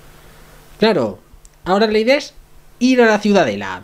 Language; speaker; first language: Spanish; native; Spanish